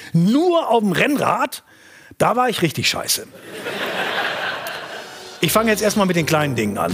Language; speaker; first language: German; native; German